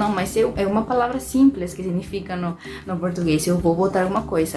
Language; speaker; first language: Portuguese; non-native, fluent; Spanish